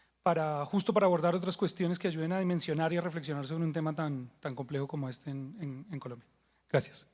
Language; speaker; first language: Spanish; native; Spanish